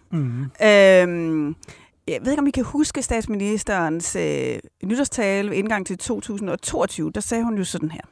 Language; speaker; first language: Danish; native; Danish